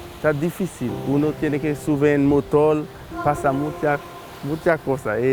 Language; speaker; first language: Spanish; non-native, learner; Haitian Creole